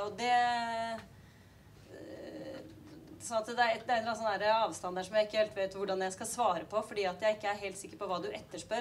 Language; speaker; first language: Norwegian; native; Norwegian